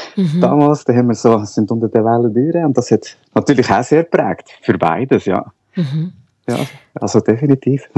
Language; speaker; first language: Swiss German; non-native, local second language; Spanish